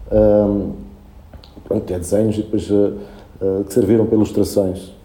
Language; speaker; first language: Portuguese; early bilingual, other home language; Spanish